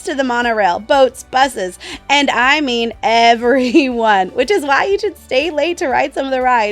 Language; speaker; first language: English; native; English